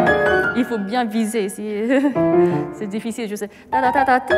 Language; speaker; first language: French; non-native, fluent; Japanese